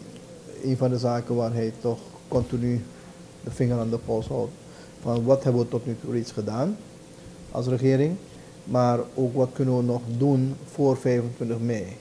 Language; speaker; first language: Dutch; native; Dutch